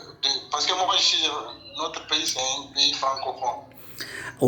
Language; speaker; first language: French; non-native, local second language; Bambara